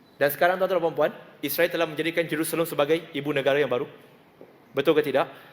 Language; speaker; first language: Malay; non-native, local second language; Chinese